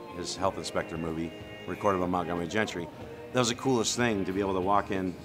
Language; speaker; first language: English; native; English